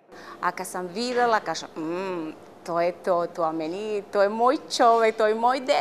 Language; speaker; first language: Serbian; non-native, learner; Spanish